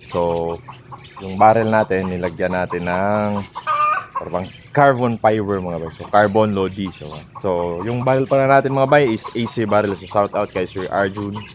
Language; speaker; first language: Filipino; non-native, local second language; Cebuano